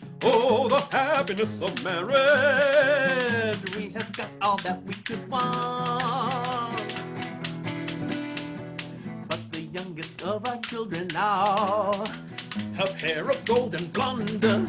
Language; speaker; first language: English; native; English